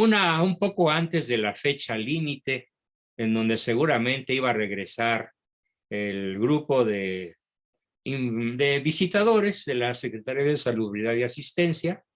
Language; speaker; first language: Spanish; native; Spanish